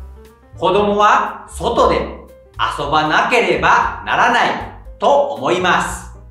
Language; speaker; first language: Japanese; non-native, fluent; Indonesian